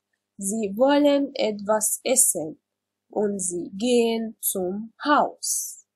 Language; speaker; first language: German; non-native, learner; Arabic